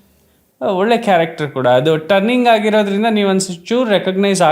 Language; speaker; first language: Kannada; native; Kannada